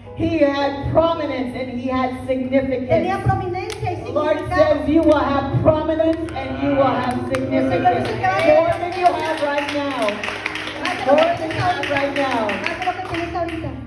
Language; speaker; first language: English; native; English